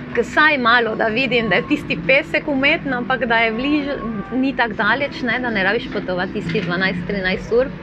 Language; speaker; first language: Slovenian; non-native, fluent; Spanish